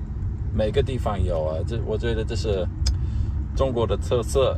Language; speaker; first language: Chinese; non-native, learner; English